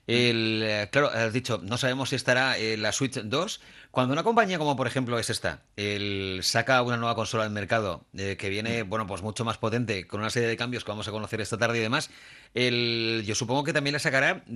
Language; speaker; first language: Spanish; native; Spanish